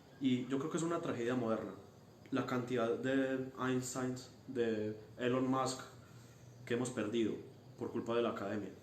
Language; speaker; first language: Spanish; early bilingual, heritage; Spanish